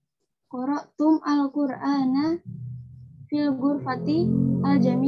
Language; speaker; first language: Arabic; non-native, learner; Indonesian